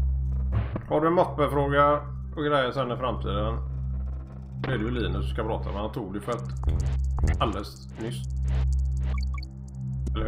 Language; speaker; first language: Swedish; native; Swedish